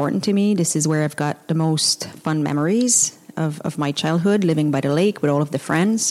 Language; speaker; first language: English; non-native, fluent; French